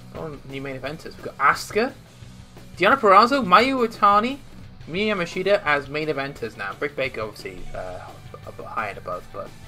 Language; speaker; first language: English; native; English